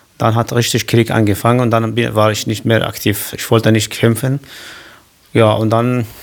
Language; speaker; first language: German; non-native, learner; Kurdish